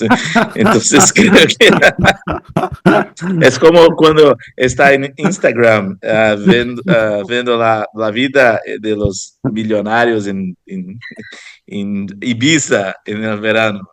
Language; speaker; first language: Spanish; non-native, fluent; Portuguese